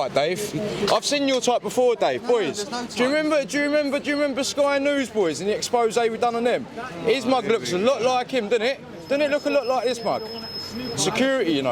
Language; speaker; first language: English; native; English